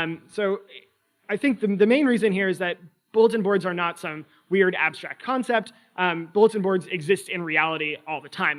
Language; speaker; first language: English; native; English